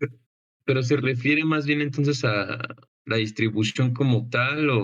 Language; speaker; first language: Spanish; native; Spanish